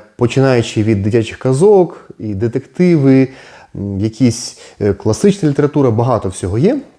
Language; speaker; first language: Ukrainian; non-native, local second language; Russian